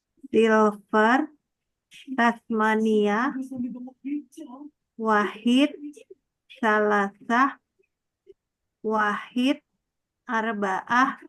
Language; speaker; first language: Arabic; non-native, learner; Indonesian